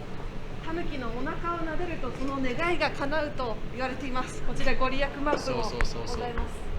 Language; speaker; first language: Japanese; native; Japanese